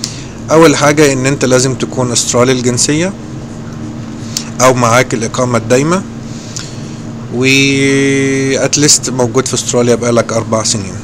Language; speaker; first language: Arabic; native; Arabic